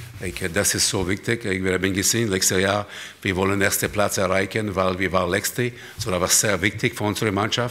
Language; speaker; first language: German; non-native, learner; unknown